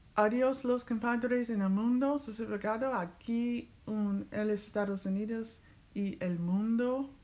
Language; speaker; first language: Spanish; non-native, learner; English